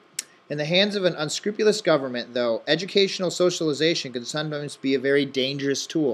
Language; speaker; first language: English; native; English